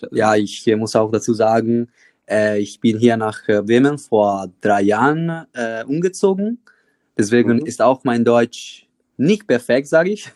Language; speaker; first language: German; non-native, fluent; Italian